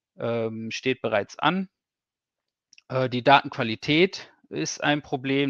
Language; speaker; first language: German; native; German